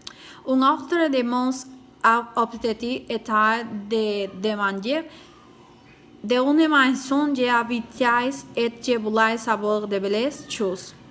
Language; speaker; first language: French; non-native, learner; Spanish